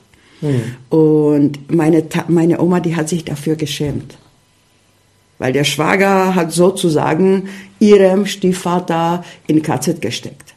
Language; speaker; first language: German; early bilingual, heritage; Czech